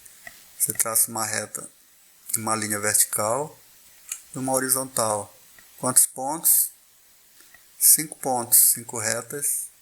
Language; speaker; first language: Portuguese; native; Portuguese